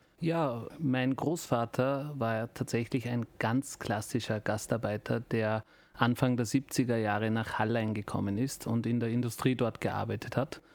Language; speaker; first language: German; early bilingual, other home language; Turkish